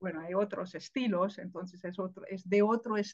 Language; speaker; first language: Spanish; non-native, fluent; Dutch